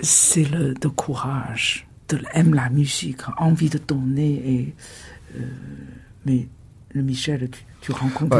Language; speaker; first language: French; non-native, fluent; Chinese